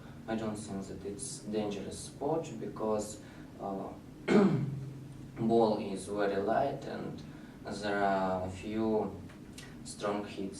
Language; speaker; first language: English; non-native, learner; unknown